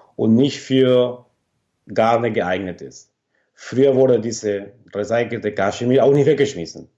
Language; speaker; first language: German; non-native, fluent; Spanish